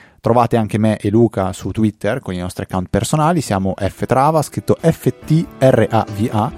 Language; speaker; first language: Italian; native; Italian